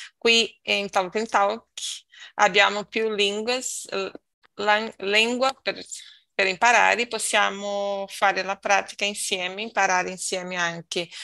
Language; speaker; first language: Italian; non-native, learner; Portuguese